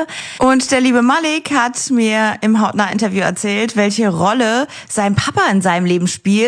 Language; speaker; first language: German; native; German